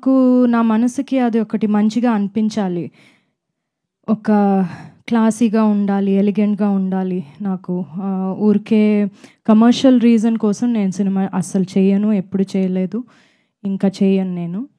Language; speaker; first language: Telugu; non-native, fluent; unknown